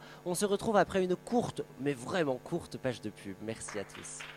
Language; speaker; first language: French; native; French